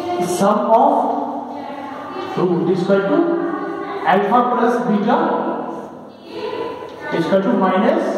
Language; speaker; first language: Hindi; native; Hindi